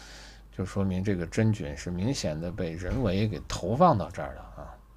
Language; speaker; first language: Chinese; native; Chinese